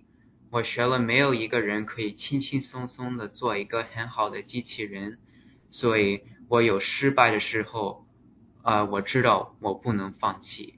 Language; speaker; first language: Chinese; early bilingual, heritage; Chinese